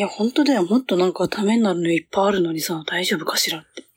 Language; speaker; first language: Japanese; native; Japanese